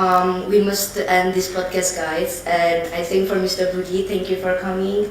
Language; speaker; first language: English; non-native, learner; Indonesian